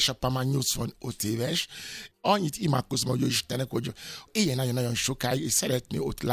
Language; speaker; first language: Hungarian; non-native, fluent; Yoruba